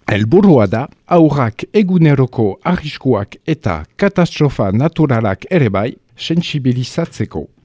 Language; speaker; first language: Basque; non-native, learner; French